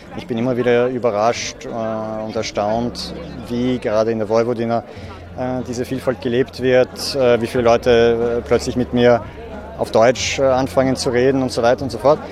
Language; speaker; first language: German; native; German